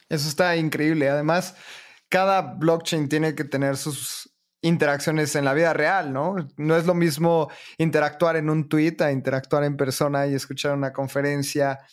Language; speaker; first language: Spanish; native; Spanish